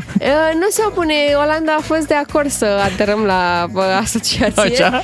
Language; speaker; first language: Romanian; native; Romanian